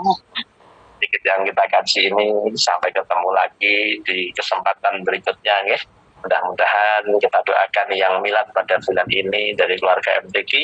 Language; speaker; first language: Indonesian; native; Indonesian